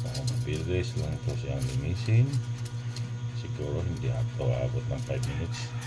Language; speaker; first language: Filipino; non-native, local second language; Cebuano